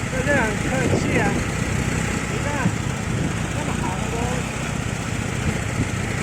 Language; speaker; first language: Chinese; non-native, fluent; Italian